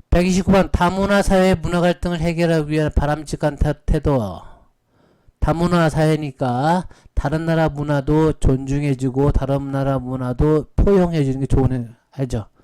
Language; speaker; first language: Korean; native; Korean